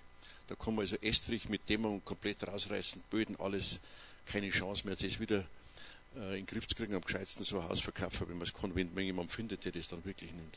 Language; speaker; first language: German; native; German